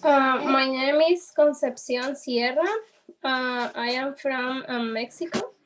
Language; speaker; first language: English; non-native, learner; Spanish